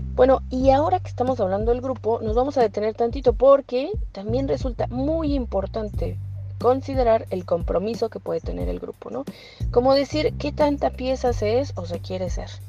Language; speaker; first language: Spanish; native; Spanish